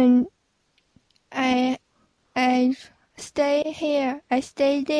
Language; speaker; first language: English; non-native, learner; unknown